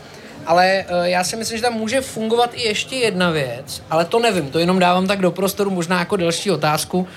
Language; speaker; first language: Czech; native; Czech